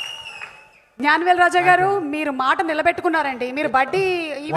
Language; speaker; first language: Telugu; native; Telugu